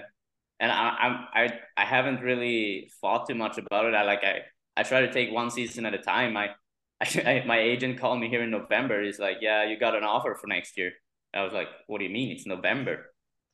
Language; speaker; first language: English; non-native, fluent; Swedish